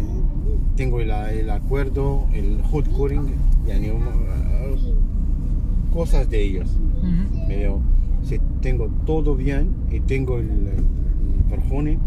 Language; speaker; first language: Spanish; non-native, fluent; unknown